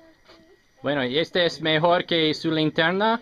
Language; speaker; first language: Spanish; non-native, learner; English